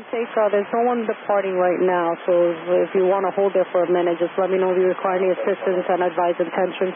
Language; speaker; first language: English; native; English